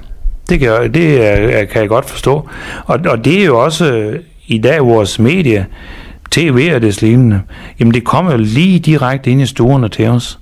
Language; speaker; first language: Danish; native; Danish